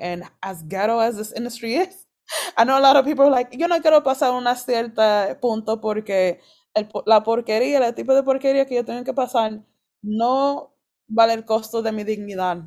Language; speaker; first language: Spanish; early bilingual, heritage; Spanish